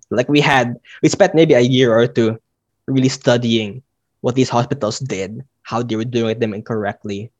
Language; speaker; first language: English; non-native, local second language; Filipino